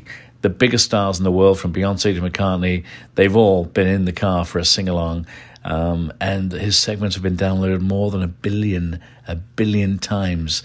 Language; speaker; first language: English; native; English